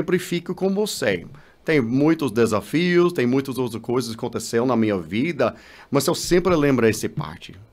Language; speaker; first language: Portuguese; non-native, learner; English